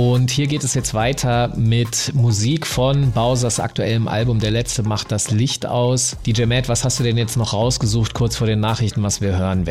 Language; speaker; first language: German; native; German